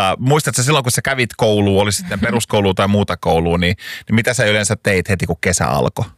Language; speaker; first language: Finnish; non-native, local second language; Swedish